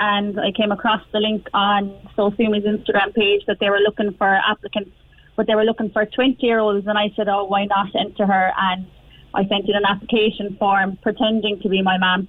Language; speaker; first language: English; native; English